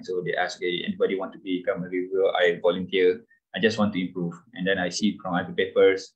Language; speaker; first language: English; non-native, local second language; Malay